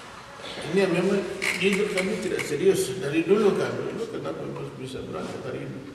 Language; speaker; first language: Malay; non-native, local second language; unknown